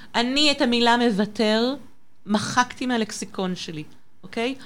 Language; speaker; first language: Hebrew; non-native, fluent; French